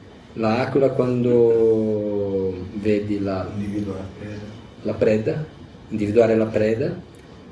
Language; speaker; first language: Italian; non-native, fluent; Portuguese